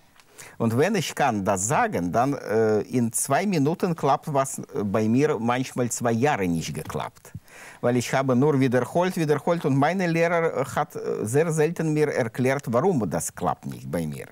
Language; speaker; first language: German; non-native, learner; Russian